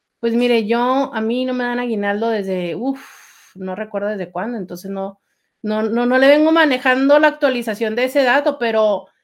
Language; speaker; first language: Spanish; native; Spanish